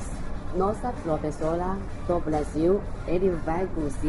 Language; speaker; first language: Portuguese; non-native, learner; Chinese